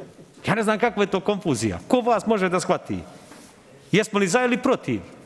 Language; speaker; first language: Serbian; native; Serbian